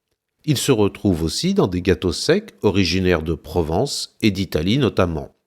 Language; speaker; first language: French; native; French